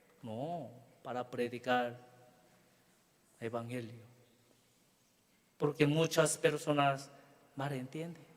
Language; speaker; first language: Spanish; non-native, learner; Korean